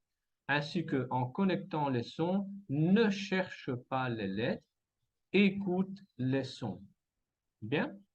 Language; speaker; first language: French; non-native, fluent; Spanish